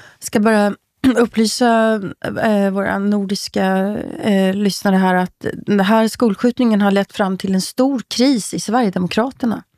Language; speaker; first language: Swedish; native; Swedish